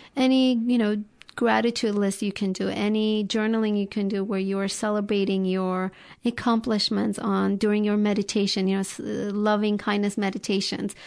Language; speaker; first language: English; non-native, fluent; Turkish